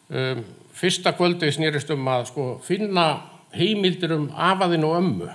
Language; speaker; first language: Icelandic; native; Icelandic